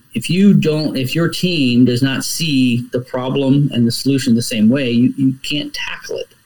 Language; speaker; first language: English; native; English